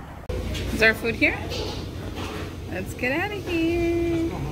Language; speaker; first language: English; early bilingual, other home language; Spanish